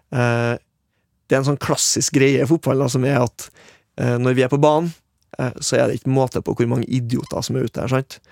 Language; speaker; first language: Norwegian; native; Norwegian